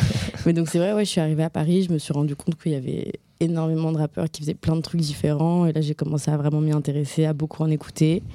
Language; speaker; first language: French; native; French